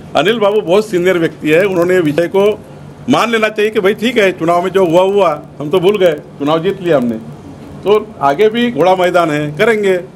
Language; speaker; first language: Hindi; non-native, local second language; Marathi